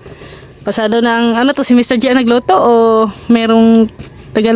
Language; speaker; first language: Filipino; native; Filipino